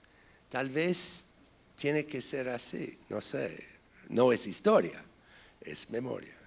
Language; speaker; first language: Spanish; non-native, fluent; English